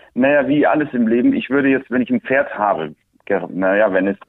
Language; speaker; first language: German; early bilingual, other home language; Spanish